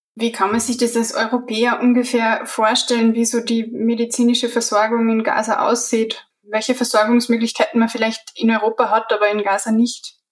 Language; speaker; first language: German; native; German